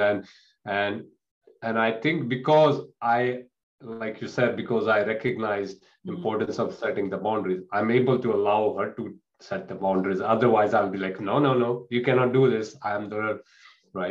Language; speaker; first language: English; non-native, local second language; Punjabi